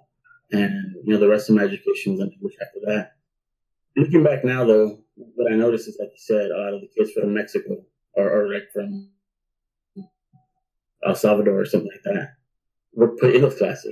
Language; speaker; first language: English; early bilingual, other home language; Spanish